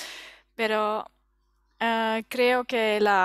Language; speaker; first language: Spanish; non-native, learner; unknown